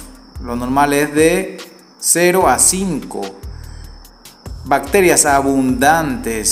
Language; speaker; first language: Spanish; native; Spanish